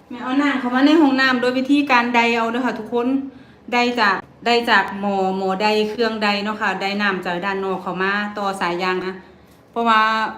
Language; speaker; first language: Thai; native; Thai